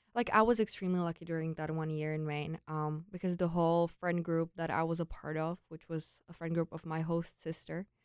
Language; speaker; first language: English; non-native, fluent; Czech